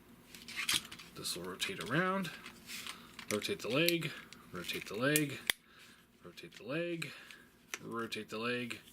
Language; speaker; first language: English; native; English